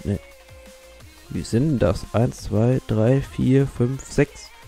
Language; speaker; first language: German; native; German